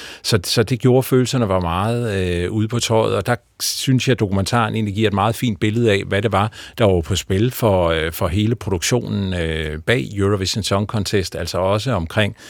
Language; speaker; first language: Danish; native; Danish